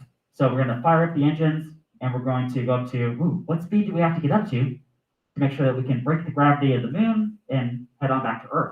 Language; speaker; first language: English; native; English